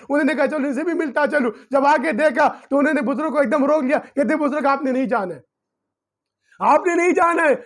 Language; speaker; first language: Urdu; non-native, local second language; Pashto